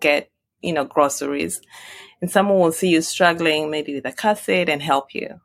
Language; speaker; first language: English; non-native, local second language; Swahili